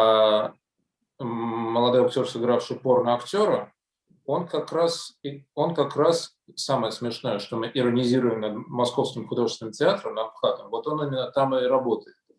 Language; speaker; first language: Russian; native; Russian